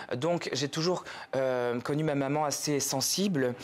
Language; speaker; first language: French; native; French